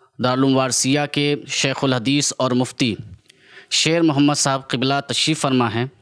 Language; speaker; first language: Hindi; native; Hindi